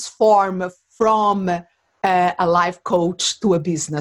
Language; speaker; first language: English; non-native, fluent; Portuguese